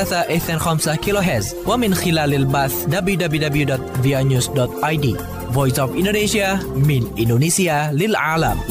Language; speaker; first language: Arabic; non-native, fluent; Indonesian